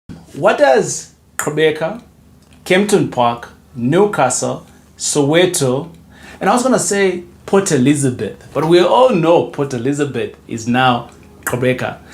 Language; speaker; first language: English; non-native, local second language; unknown